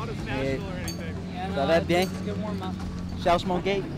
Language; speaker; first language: French; non-native, learner; English